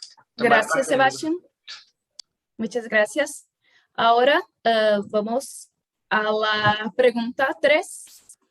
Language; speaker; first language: Spanish; non-native, fluent; Portuguese